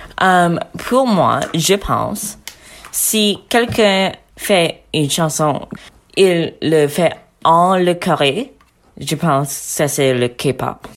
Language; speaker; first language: French; non-native, learner; English